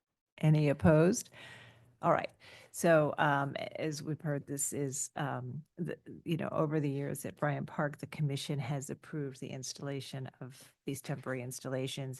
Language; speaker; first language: English; native; English